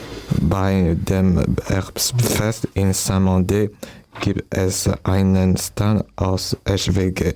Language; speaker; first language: German; non-native, learner; French